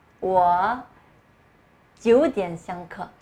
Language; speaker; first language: Chinese; non-native, learner; Korean